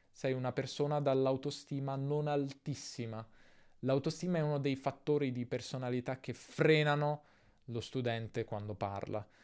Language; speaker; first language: Italian; native; Italian